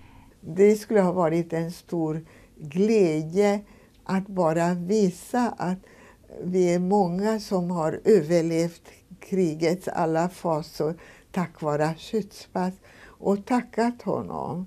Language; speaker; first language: Swedish; non-native, fluent; Hungarian